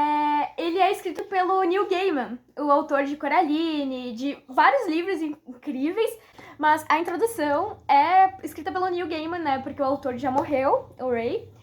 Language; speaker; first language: Portuguese; native; Portuguese